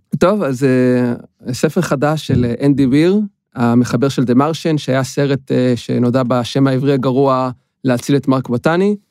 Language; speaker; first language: Hebrew; native; Hebrew